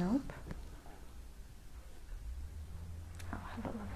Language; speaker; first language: English; non-native, fluent; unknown